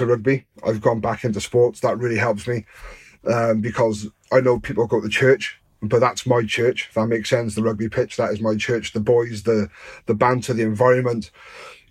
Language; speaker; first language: English; native; English